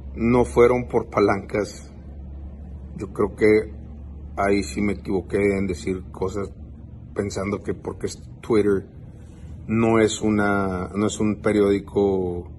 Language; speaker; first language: Spanish; early bilingual, heritage; Spanish